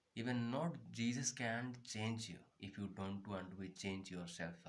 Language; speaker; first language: English; non-native, local second language; Odia